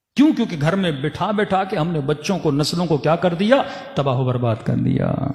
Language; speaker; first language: Urdu; early bilingual, heritage; Urdu